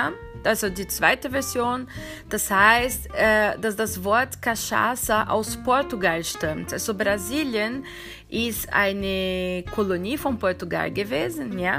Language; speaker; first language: German; non-native, fluent; Portuguese